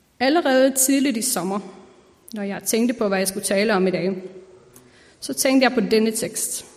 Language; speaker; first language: Danish; non-native, fluent; Icelandic